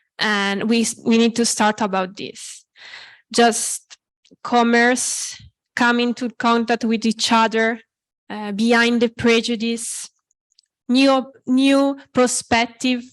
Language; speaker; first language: English; non-native, fluent; Italian